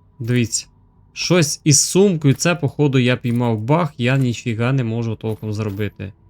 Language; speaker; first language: Ukrainian; native; Ukrainian